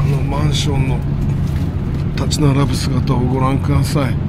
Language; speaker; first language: Japanese; native; Japanese